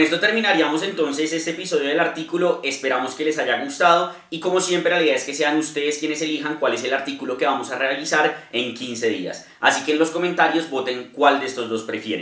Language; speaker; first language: Spanish; native; Spanish